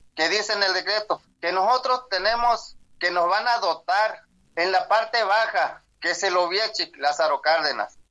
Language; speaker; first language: Spanish; non-native, local second language; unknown